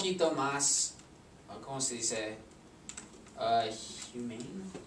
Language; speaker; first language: Spanish; non-native, learner; English